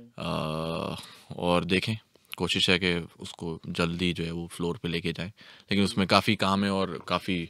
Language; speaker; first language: Urdu; native; Urdu